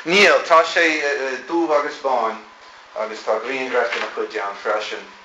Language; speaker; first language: Irish; non-native, fluent; English